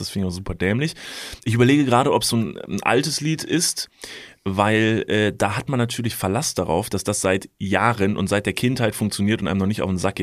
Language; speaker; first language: German; native; German